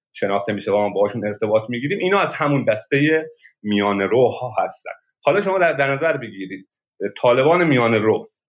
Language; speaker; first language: Persian; native; Persian